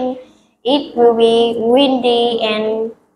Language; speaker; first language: English; non-native, learner; Vietnamese